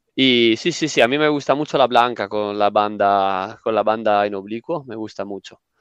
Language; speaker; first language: Spanish; non-native, fluent; Italian